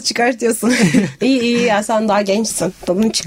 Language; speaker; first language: Turkish; non-native, fluent; Arabic